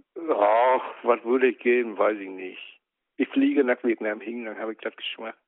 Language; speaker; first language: German; non-native, fluent; Vietnamese